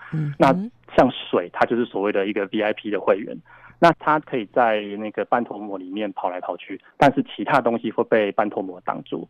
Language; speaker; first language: Chinese; native; Chinese